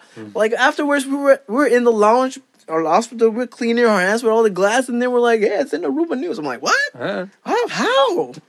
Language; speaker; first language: English; non-native, fluent; Papiamento